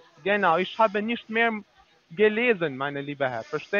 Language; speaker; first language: German; non-native, learner; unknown